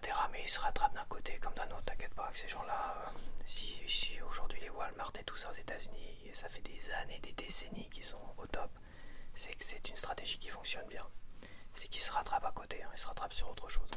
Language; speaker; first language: French; native; French